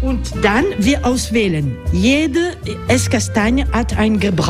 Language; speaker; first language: German; non-native, learner; French